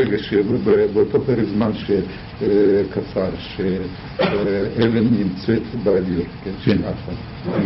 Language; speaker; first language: Hebrew; non-native, fluent; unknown